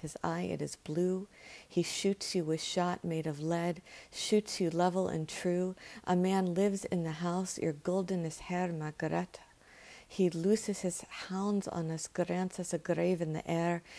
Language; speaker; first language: English; native; English